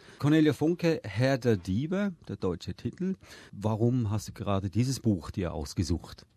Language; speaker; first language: German; native; German